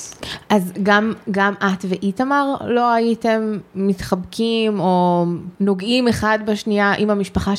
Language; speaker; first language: Hebrew; native; Hebrew